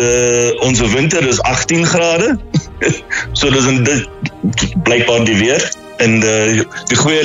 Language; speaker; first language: Dutch; non-native, learner; Afrikaans